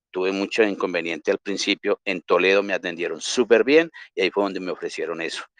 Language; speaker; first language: Spanish; native; Spanish